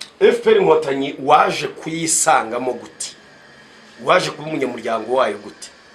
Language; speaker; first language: Kinyarwanda; native; Kinyarwanda